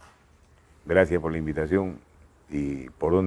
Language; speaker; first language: Spanish; native; Spanish